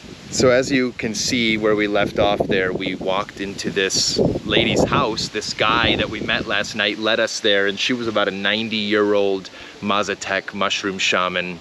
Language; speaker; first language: English; native; English